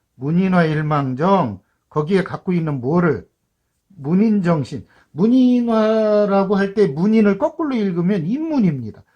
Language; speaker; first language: Korean; native; Korean